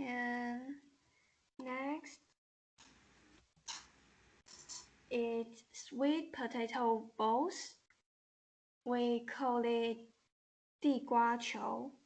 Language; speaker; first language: English; non-native, learner; Chinese